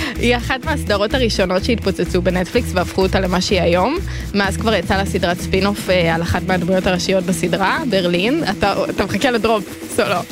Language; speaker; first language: Hebrew; native; Hebrew